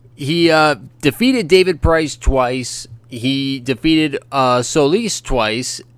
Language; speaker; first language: English; native; English